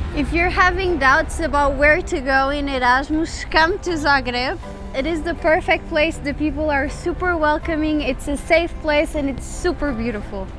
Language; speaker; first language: English; non-native, fluent; Portuguese